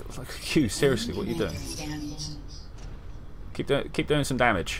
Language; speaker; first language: English; native; English